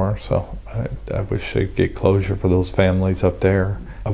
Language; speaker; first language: English; native; English